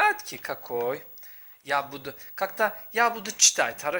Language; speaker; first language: Russian; non-native, learner; Turkish